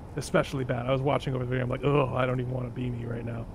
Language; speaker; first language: English; native; English